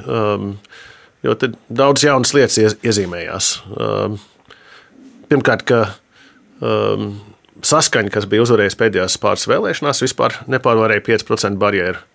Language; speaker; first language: Latvian; early bilingual, heritage; Latvian